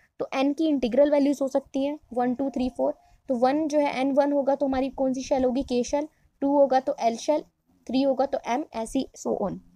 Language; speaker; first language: Hindi; non-native, local second language; Punjabi